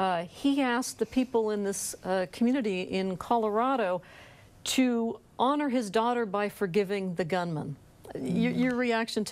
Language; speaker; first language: English; native; English